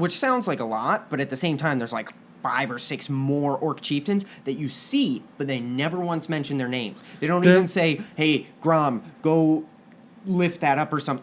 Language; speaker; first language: English; native; English